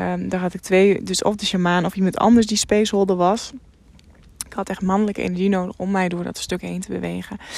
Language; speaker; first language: Dutch; non-native, local second language; Western Frisian